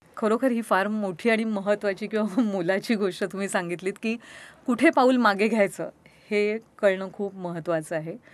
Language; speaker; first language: Marathi; native; Marathi